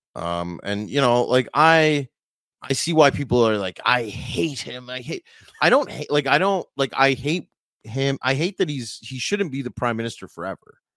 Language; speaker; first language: English; native; English